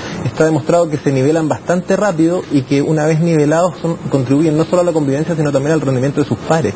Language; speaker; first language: Spanish; native; Spanish